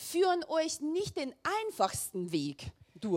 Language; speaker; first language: German; non-native, learner; Russian